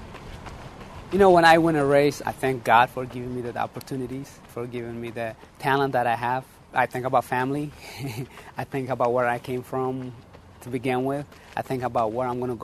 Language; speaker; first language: English; early bilingual, other home language; Tigrinya